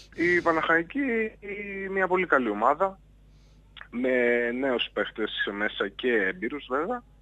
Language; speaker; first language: Greek; native; Greek